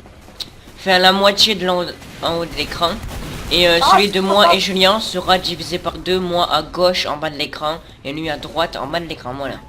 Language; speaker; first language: French; native; French